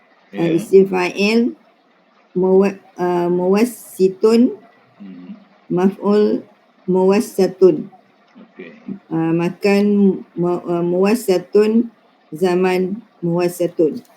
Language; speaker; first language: Arabic; non-native, learner; Malay